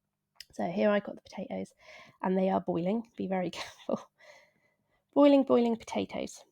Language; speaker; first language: English; native; English